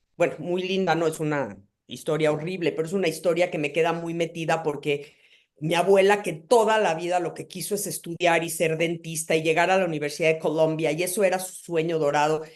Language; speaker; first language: Spanish; native; Spanish